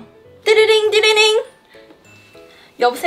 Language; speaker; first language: Korean; non-native, learner; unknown